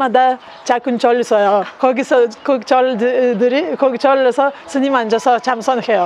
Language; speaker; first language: Korean; non-native, learner; Lithuanian